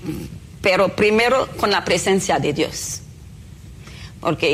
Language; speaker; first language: Spanish; non-native, fluent; Haitian Creole